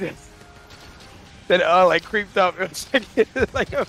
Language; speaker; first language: English; native; English